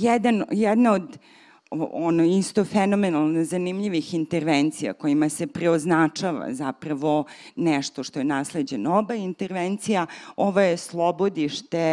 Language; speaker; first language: Serbian; native; Serbian